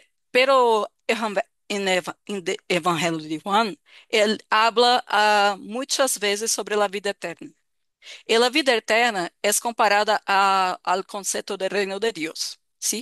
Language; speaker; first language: Spanish; non-native, fluent; Portuguese